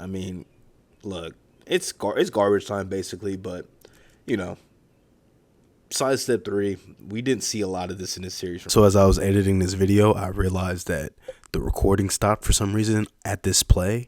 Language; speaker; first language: English; native; English